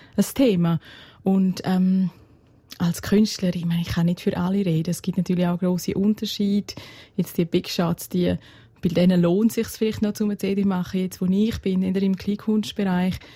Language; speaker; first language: German; non-native, local second language; Romansh